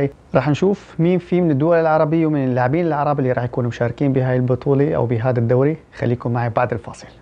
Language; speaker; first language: Arabic; early bilingual, heritage; Arabic